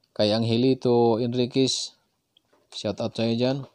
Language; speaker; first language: Filipino; non-native, local second language; Cebuano